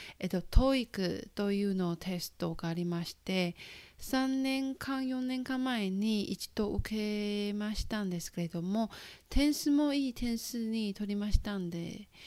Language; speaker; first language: Japanese; non-native, fluent; Chinese